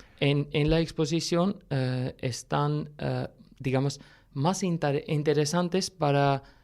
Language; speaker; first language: Spanish; non-native, fluent; Armenian